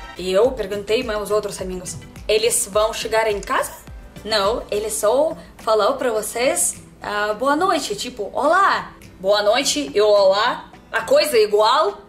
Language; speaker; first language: Portuguese; non-native, learner; Russian